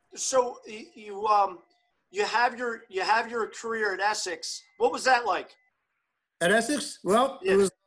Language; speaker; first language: English; early bilingual, other home language; German